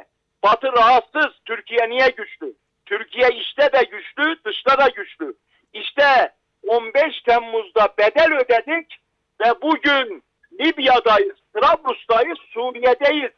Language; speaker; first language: Turkish; native; Turkish